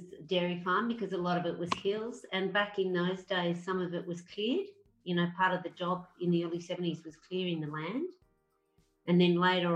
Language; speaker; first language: English; native; English